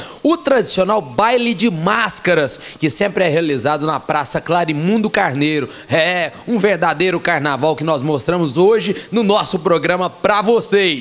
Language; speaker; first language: Portuguese; native; Portuguese